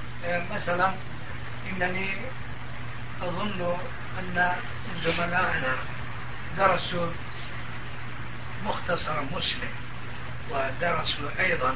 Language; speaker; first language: Arabic; non-native, fluent; Turkish